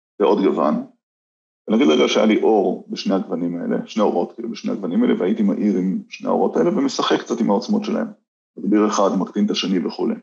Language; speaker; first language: Hebrew; native; Hebrew